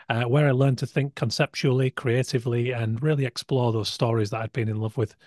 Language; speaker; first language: English; native; English